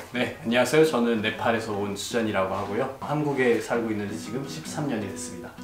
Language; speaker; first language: Korean; non-native, fluent; Nepali